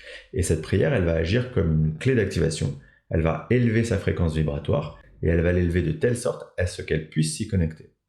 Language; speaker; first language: French; native; French